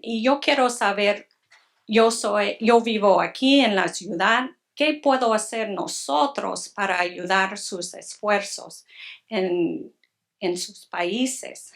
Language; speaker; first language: Spanish; non-native, learner; English